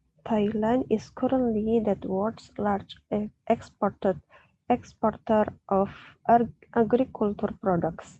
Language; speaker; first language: English; non-native, learner; Indonesian